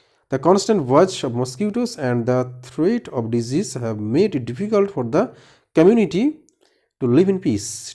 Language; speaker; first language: English; non-native, local second language; Bangla